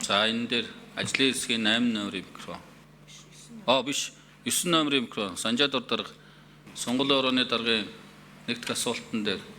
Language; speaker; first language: Mongolian; native; Mongolian